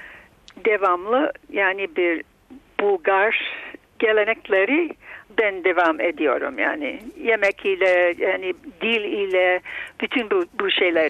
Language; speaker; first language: Turkish; non-native, fluent; Bulgarian